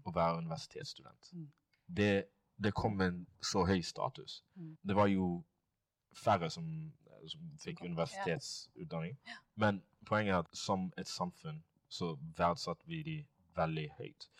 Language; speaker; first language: Norwegian; non-native, fluent; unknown